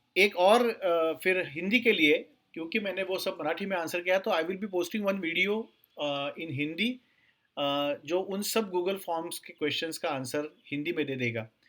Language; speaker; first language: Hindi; non-native, local second language; Marathi